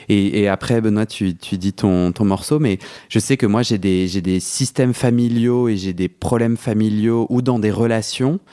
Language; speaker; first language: French; native; French